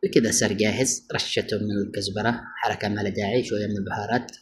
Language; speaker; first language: Arabic; native; Arabic